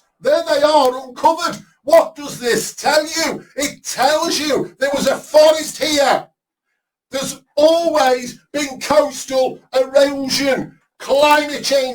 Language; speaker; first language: English; native; English